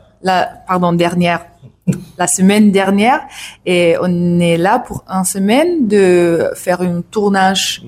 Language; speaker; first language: French; non-native, learner; English